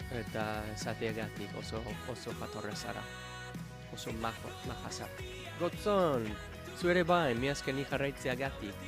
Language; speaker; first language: Basque; non-native, learner; English